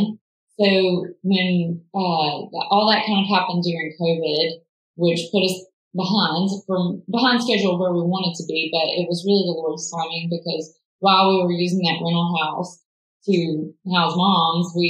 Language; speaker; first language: English; native; English